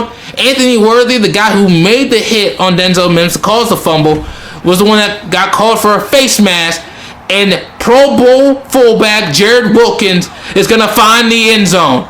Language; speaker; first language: English; native; English